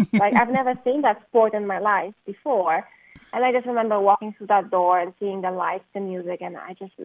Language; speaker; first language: English; non-native, fluent; Polish